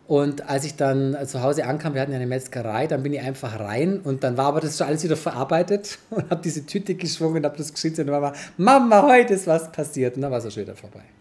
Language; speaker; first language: German; early bilingual, other home language; Romanian